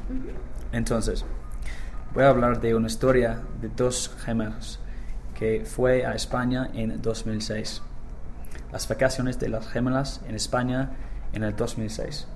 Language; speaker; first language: Spanish; non-native, learner; English